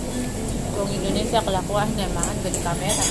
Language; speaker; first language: Indonesian; native; Indonesian